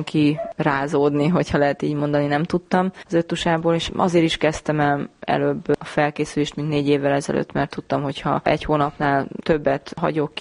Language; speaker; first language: Hungarian; native; Hungarian